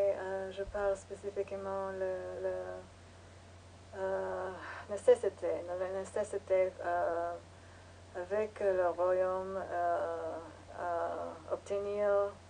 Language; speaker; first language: French; non-native, learner; English